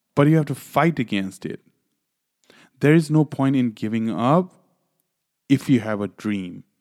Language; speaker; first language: English; non-native, local second language; Nepali